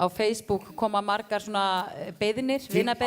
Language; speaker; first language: Icelandic; native; Icelandic